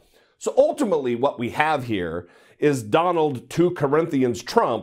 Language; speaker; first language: English; native; English